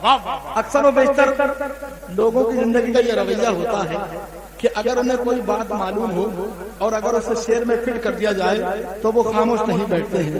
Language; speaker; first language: Urdu; native; Urdu